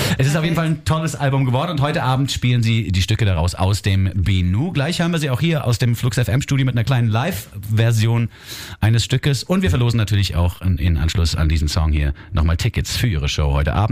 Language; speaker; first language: German; native; German